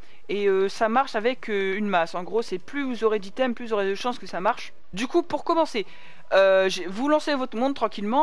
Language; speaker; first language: French; native; French